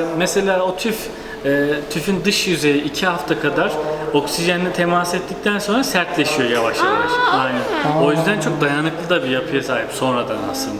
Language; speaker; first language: Turkish; native; Turkish